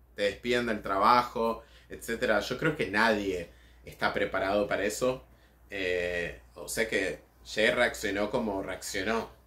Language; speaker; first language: Spanish; native; Spanish